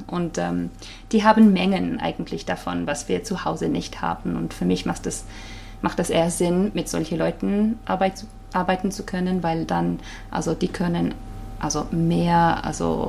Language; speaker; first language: German; non-native, fluent; Japanese